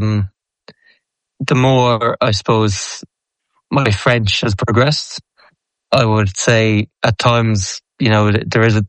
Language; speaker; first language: English; native; English